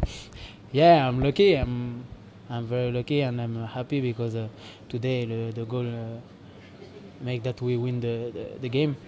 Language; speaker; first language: English; non-native, fluent; French